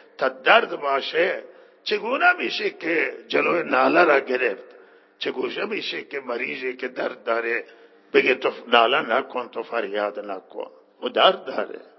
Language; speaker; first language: Persian; non-native, local second language; Baluchi